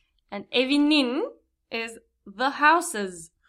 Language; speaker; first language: English; non-native, fluent; Turkish